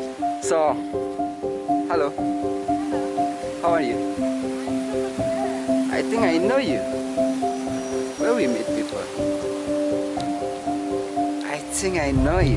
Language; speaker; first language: English; non-native, learner; Indonesian